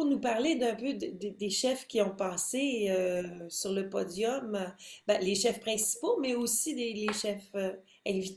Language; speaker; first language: French; native; French